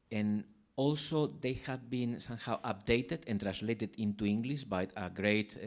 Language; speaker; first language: English; non-native, fluent; Spanish